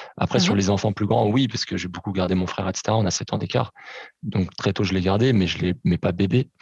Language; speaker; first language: French; early bilingual, other home language; Portuguese